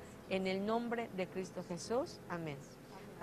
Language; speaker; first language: Spanish; native; Spanish